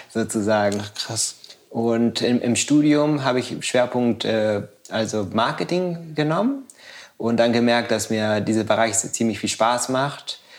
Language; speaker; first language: German; non-native, fluent; Spanish